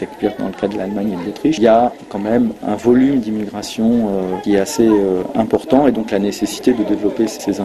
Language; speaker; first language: French; native; French